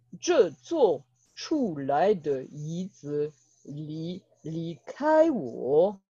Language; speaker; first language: Chinese; non-native, learner; French